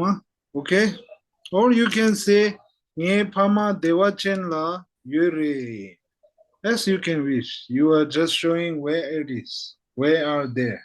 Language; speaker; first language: English; non-native, fluent; Tibetan